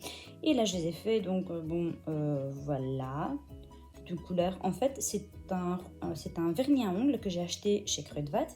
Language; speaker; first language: French; native; French